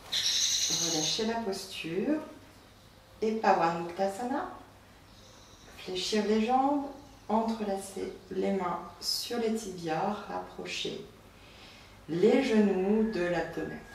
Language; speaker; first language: French; native; French